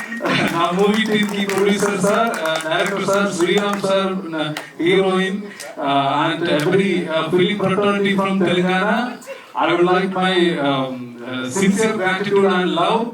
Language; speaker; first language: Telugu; non-native, learner; Malayalam